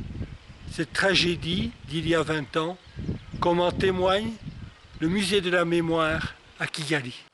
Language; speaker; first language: French; native; French